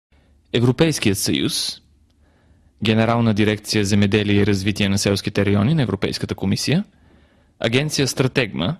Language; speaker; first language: Bulgarian; native; Bulgarian